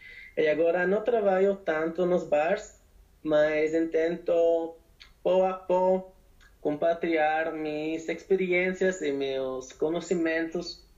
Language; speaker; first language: Portuguese; non-native, learner; Spanish